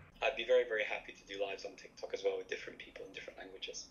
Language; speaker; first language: English; native; English